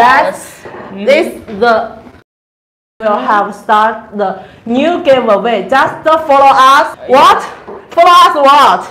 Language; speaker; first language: English; non-native, learner; Chinese